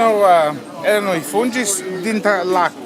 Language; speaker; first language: Italian; non-native, learner; English